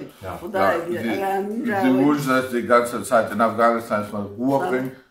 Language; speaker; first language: German; non-native, learner; Pashto